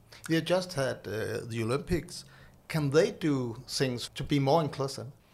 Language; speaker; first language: English; non-native, learner; Danish